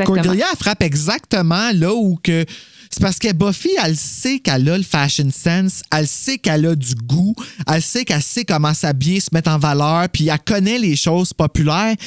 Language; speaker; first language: French; native; French